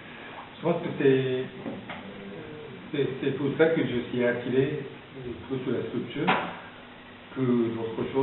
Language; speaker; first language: French; non-native, fluent; Japanese